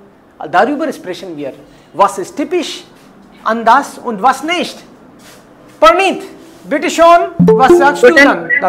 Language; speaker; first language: German; non-native, fluent; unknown